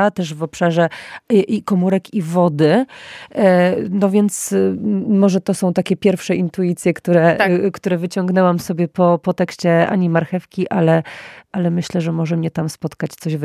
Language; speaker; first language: Polish; native; Polish